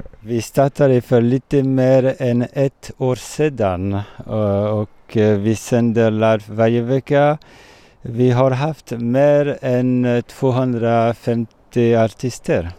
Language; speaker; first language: Swedish; non-native, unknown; French